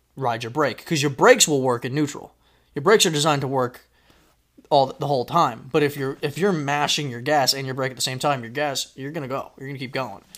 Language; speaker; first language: English; native; English